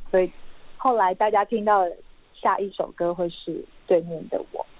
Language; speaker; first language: Chinese; non-native, local second language; Hakka Chinese